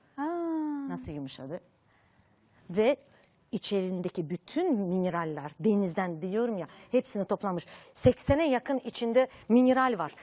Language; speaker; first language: Turkish; native; Turkish